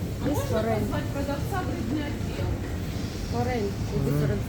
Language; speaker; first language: English; non-native, learner; Russian